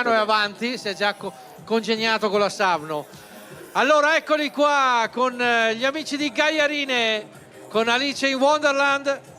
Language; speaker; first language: Italian; native; Italian